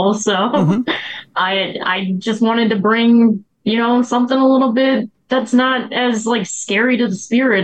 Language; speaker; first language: English; native; English